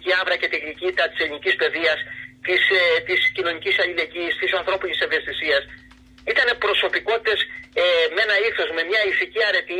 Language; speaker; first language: Greek; native; Greek